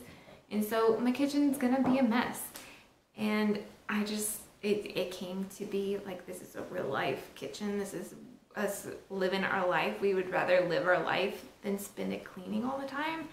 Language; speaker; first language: English; native; English